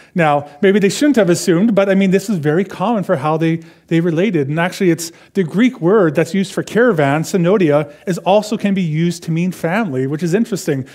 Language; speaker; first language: English; native; English